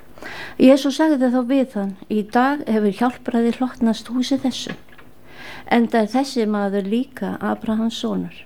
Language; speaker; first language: Icelandic; native; Icelandic